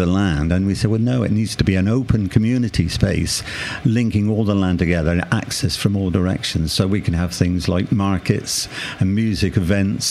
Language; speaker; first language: English; native; English